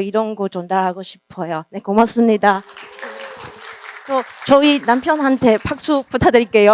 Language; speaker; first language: Korean; non-native, learner; Chinese